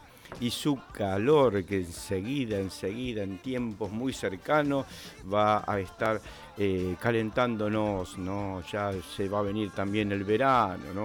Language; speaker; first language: Spanish; native; Spanish